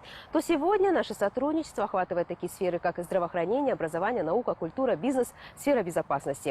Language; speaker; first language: Russian; native; Russian